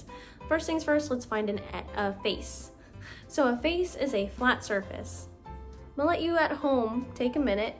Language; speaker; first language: English; native; English